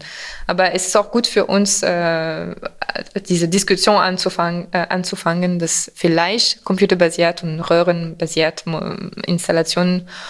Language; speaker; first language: German; non-native, fluent; French